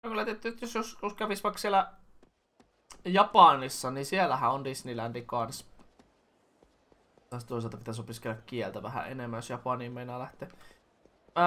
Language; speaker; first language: Finnish; native; Finnish